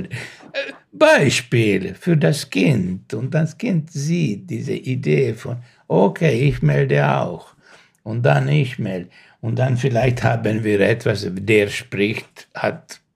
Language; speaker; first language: German; non-native, learner; Finnish